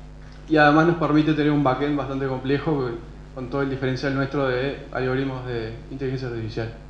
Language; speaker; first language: Spanish; native; Spanish